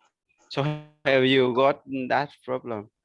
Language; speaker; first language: English; non-native, learner; Vietnamese